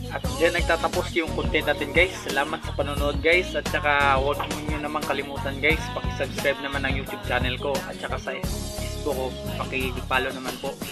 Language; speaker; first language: Filipino; non-native, local second language; Cebuano